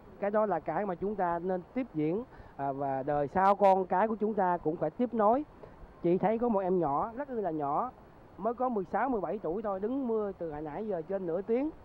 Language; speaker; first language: Vietnamese; native; Vietnamese